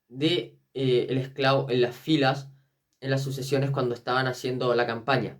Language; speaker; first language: Spanish; native; Spanish